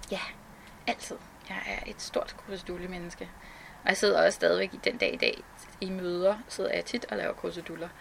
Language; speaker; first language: Danish; native; Danish